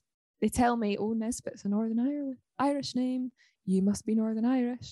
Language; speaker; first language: English; native; English